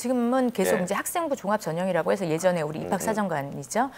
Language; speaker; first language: Korean; native; Korean